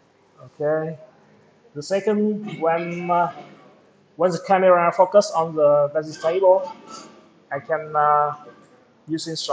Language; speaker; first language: English; non-native, local second language; Vietnamese